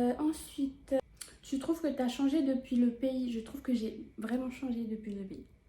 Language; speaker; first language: French; native; French